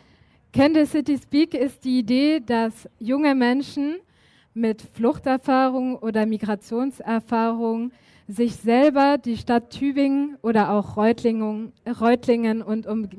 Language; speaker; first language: German; native; German